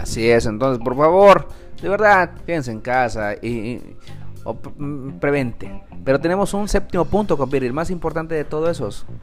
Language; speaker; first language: Spanish; native; Spanish